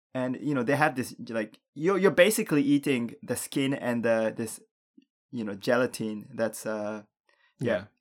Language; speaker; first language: English; non-native, fluent; Japanese